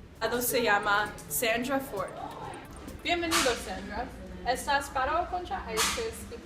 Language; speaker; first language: Spanish; non-native, learner; English